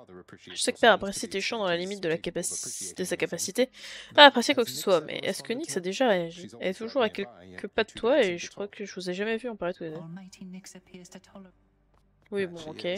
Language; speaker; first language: French; native; French